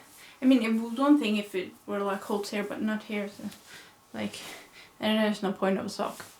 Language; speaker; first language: English; non-native, fluent; Swedish